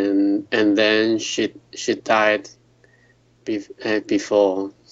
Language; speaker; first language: English; non-native, learner; Chinese